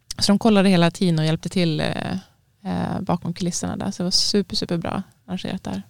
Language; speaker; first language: Swedish; native; Swedish